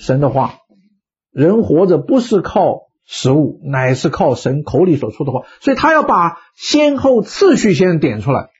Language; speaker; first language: Chinese; native; Chinese